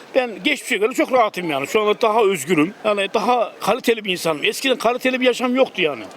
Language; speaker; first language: Turkish; native; Turkish